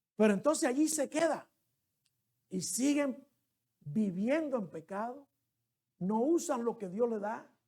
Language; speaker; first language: Spanish; native; Spanish